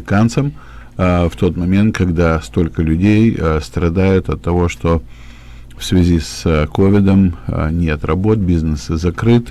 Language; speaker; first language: Russian; native; Russian